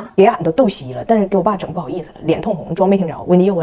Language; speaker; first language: Chinese; native; Chinese